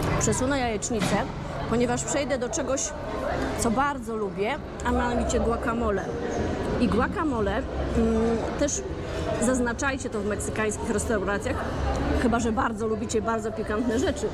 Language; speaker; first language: Polish; native; Polish